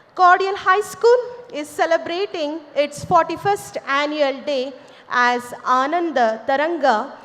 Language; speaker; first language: English; non-native, local second language; Kannada